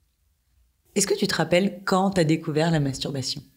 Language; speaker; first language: French; native; French